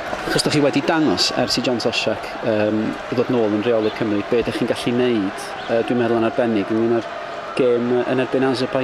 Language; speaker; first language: Welsh; native; Welsh